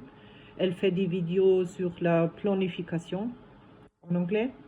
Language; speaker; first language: French; non-native, fluent; German